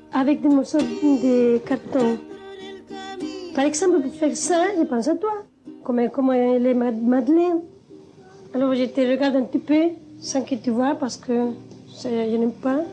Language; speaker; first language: French; non-native, fluent; Spanish